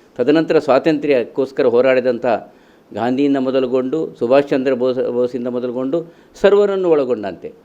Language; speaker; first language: Kannada; non-native, local second language; Tulu